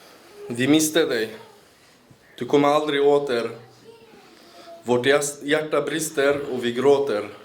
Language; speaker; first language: Swedish; early bilingual, other home language; Central Kurdish